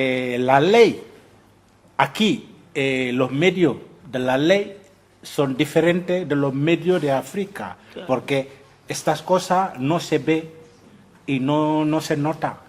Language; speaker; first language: Spanish; non-native, fluent; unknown